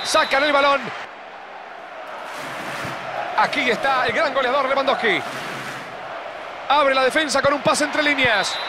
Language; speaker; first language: Spanish; native; Spanish